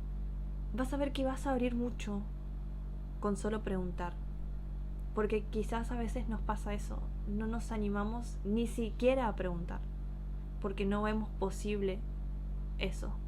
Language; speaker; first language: Spanish; native; Spanish